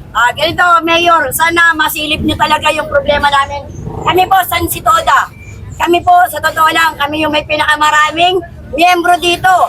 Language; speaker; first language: Filipino; native; Filipino